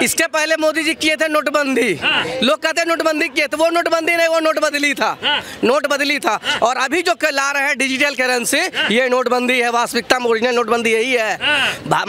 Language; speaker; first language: Hindi; native; Hindi